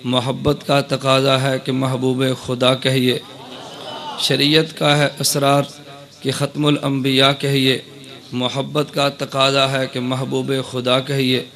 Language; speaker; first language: Urdu; non-native, local second language; Punjabi